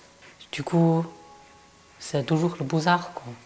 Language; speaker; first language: French; non-native, fluent; Chinese